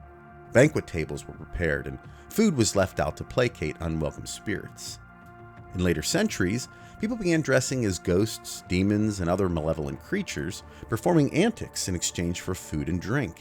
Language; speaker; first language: English; native; English